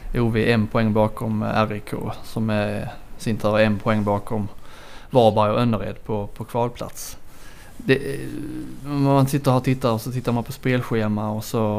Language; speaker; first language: Swedish; native; Swedish